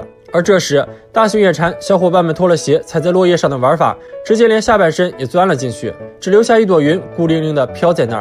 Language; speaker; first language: Chinese; native; Chinese